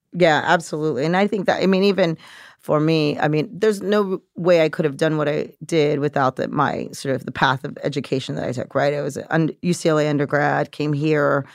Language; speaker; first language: English; native; English